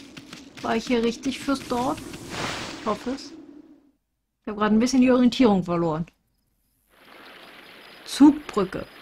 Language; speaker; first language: German; native; German